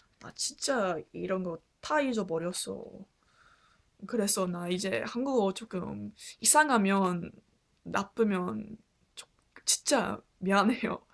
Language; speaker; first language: Korean; non-native, learner; English